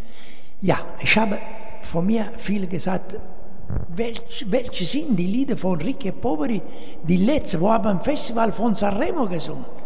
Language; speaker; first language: German; non-native, fluent; Italian